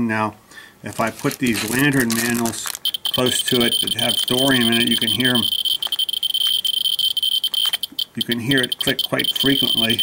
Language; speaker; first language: English; native; English